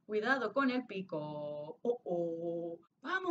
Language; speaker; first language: Spanish; non-native, fluent; English